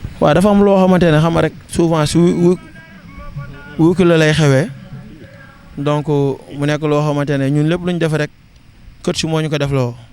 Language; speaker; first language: Wolof; non-native, local second language; Serer